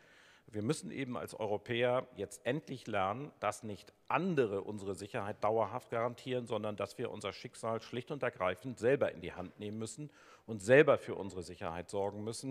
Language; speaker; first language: German; native; German